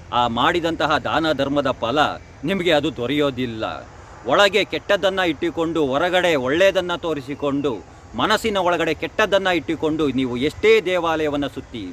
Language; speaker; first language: Kannada; native; Kannada